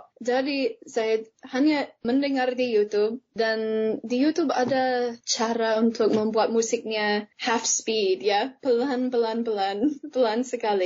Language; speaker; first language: Indonesian; non-native, fluent; English